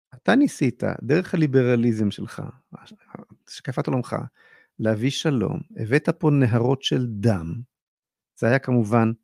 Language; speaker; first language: Hebrew; native; Hebrew